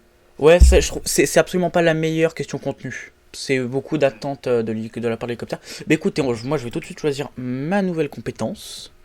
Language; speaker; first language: French; native; French